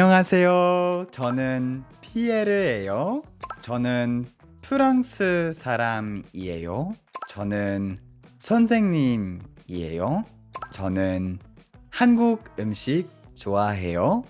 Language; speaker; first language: Korean; non-native, fluent; French